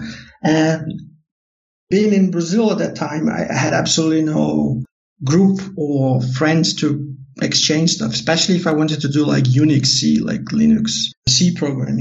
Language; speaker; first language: English; non-native, fluent; Portuguese